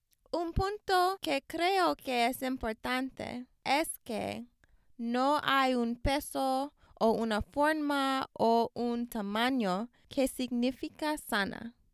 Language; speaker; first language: Spanish; non-native, learner; English